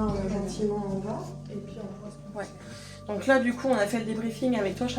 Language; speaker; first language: French; native; French